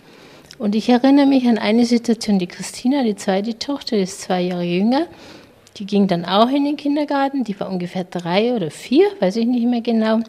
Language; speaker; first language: German; native; German